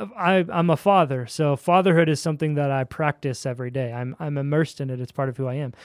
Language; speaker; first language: English; native; English